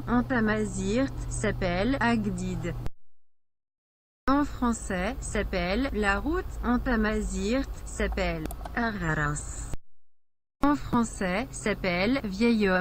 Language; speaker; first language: French; non-native, learner; Berber languages